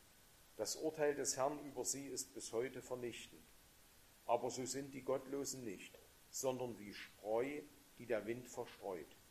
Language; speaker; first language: German; native; German